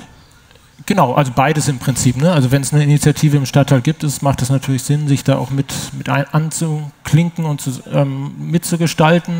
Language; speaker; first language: German; native; German